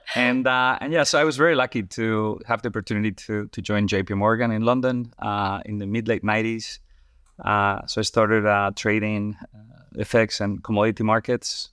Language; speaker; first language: English; non-native, fluent; Spanish